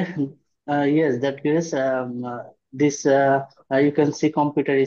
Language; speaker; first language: English; non-native, learner; Bangla